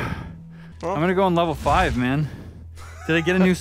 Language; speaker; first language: English; native; English